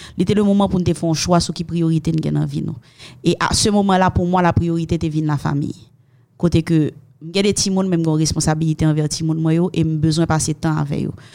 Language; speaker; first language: French; non-native, local second language; Haitian Creole